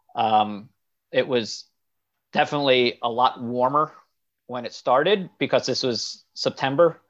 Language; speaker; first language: English; native; English